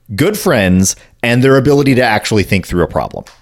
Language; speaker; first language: English; native; English